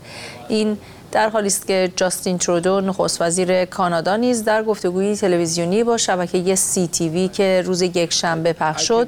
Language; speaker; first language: Persian; native; Persian